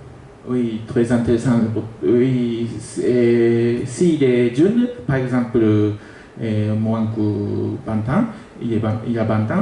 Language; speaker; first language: French; non-native, learner; Japanese